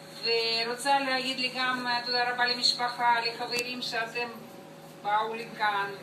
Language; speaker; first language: Hebrew; non-native, learner; Russian